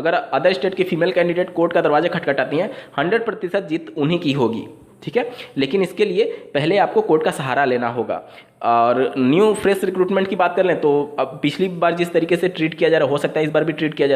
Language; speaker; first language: Hindi; native; Hindi